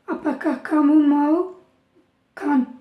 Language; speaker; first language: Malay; non-native, learner; Turkish